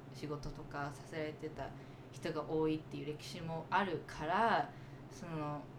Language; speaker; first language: Japanese; early bilingual, other home language; English